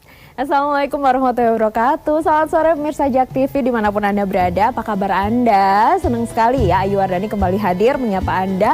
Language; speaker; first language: Indonesian; native; Indonesian